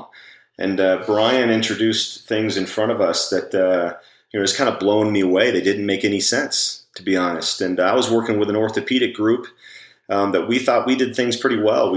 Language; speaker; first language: English; native; English